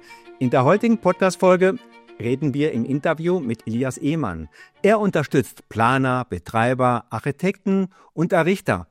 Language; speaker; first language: German; native; German